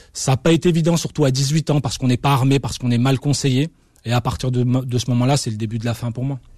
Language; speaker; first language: French; early bilingual, other home language; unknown